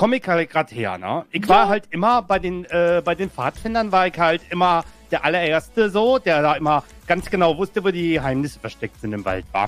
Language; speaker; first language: German; native; German